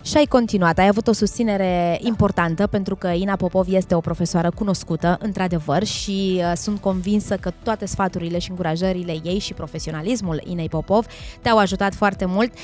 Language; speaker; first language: Romanian; native; Romanian